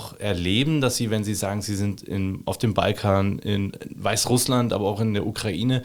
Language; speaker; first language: German; native; German